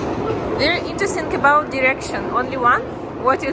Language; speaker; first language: English; non-native, learner; Russian